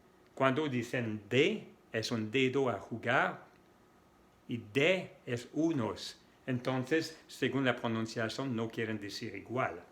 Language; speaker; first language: Spanish; non-native, fluent; French